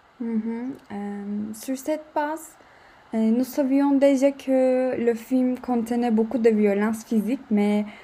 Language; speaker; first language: French; non-native, learner; Turkish